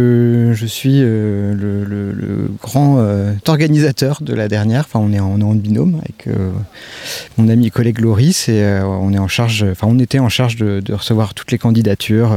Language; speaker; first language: French; native; French